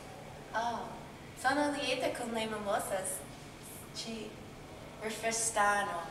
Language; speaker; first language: Italian; non-native, learner; English